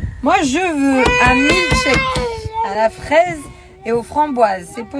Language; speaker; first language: French; native; French